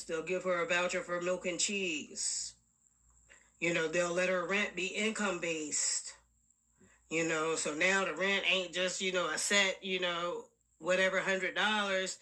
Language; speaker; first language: English; native; English